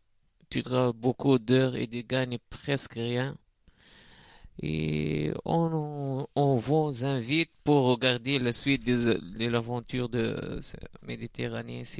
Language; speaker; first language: French; non-native, learner; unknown